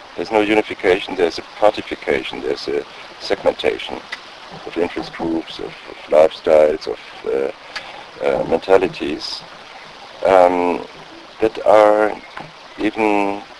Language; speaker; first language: English; non-native, fluent; German